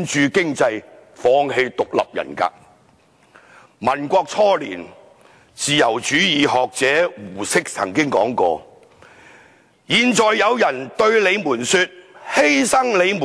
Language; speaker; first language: Chinese; non-native, local second language; Cantonese